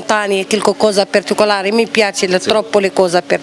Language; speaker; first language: Italian; non-native, learner; Arabic